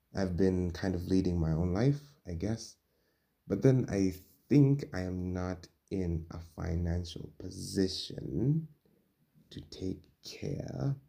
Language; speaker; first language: English; non-native, local second language; Swahili